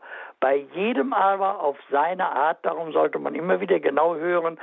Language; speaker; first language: German; native; German